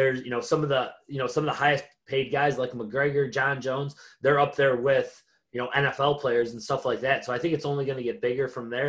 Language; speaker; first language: English; native; English